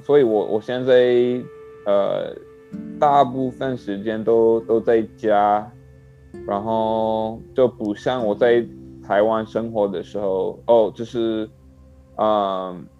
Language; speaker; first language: Chinese; non-native, learner; English